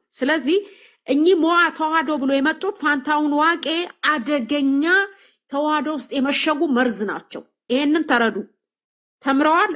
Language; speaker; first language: Amharic; native; Amharic